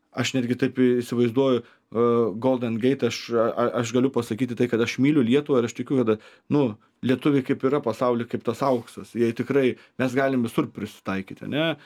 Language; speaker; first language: Lithuanian; native; Lithuanian